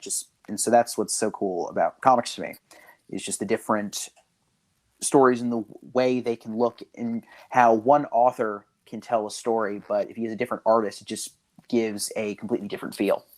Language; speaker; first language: English; native; English